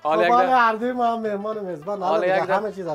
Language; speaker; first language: Persian; native; Persian